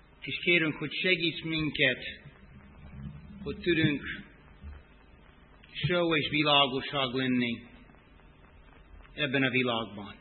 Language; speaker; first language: Hungarian; non-native, fluent; English